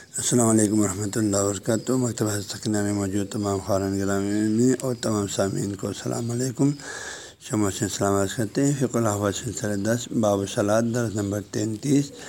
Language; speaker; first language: Urdu; non-native, local second language; Balti